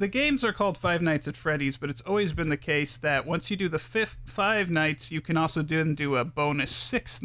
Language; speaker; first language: English; native; English